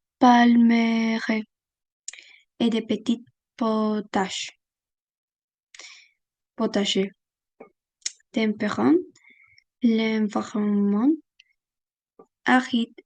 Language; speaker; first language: French; non-native, fluent; Spanish